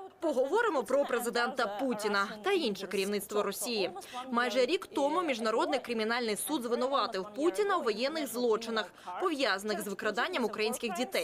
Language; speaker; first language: Ukrainian; native; Ukrainian